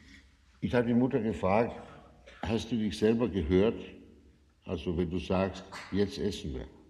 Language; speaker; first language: German; non-native, fluent; Danish